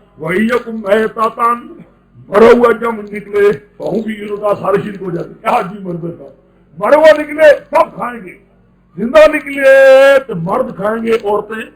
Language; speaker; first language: Urdu; non-native, local second language; Pashto